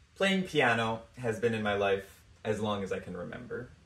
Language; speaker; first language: English; native; English